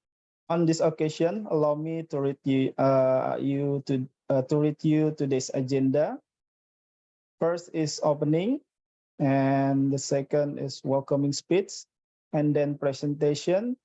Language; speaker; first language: English; non-native, fluent; Indonesian